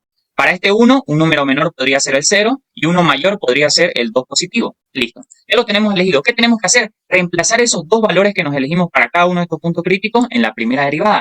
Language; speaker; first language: Spanish; native; Spanish